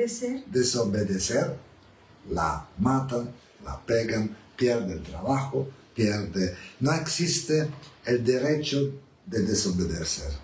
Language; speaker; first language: Spanish; non-native, learner; Italian